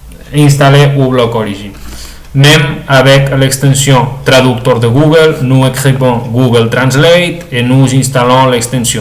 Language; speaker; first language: French; non-native, learner; Spanish